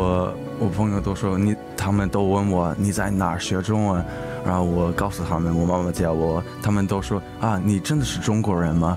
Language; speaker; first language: Chinese; early bilingual, heritage; English